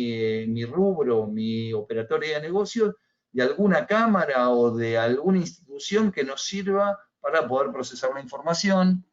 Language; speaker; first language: Spanish; native; Spanish